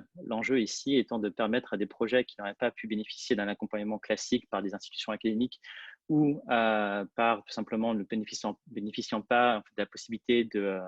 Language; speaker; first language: French; native; French